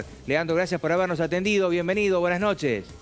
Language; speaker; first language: Spanish; native; Spanish